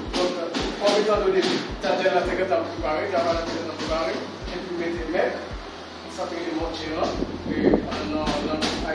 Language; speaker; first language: French; non-native, local second language; Haitian Creole